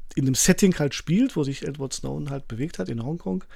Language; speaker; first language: German; early bilingual, other home language; Polish